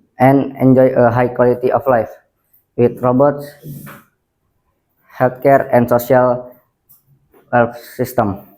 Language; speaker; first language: English; non-native, learner; Indonesian